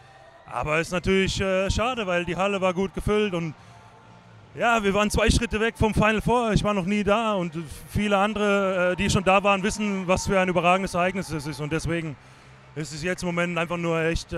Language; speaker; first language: German; native; German